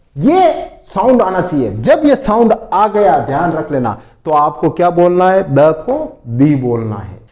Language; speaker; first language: Hindi; native; Hindi